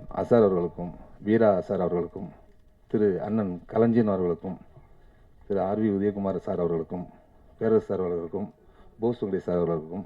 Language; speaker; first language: Tamil; native; Tamil